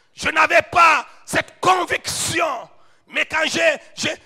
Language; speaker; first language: French; non-native, local second language; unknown